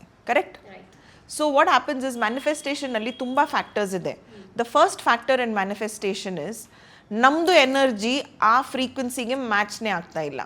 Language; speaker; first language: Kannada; non-native, local second language; Hindi